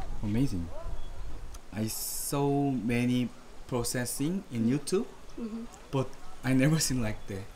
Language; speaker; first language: English; non-native, learner; Korean